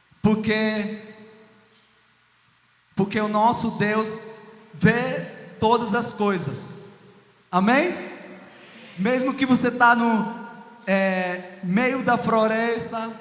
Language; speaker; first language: Portuguese; non-native, local second language; Ticuna